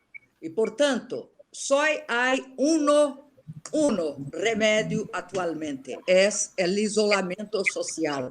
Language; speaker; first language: Spanish; non-native, learner; Portuguese